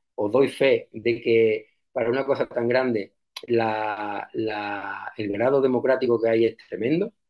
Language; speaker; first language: Spanish; native; Spanish